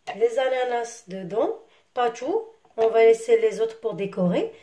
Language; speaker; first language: French; non-native, local second language; Arabic